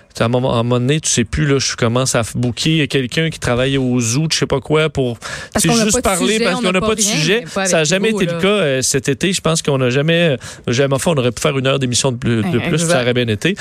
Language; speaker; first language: French; native; French